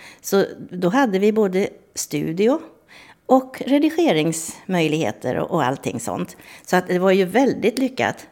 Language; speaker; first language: Swedish; native; Swedish